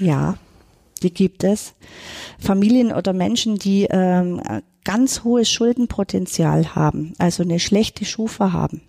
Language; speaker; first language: German; native; German